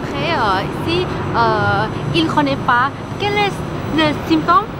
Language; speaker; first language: French; non-native, learner; Thai